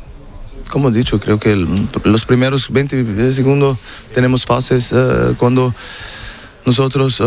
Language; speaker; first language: Spanish; non-native, learner; German